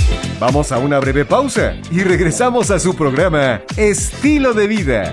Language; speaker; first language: Spanish; native; Spanish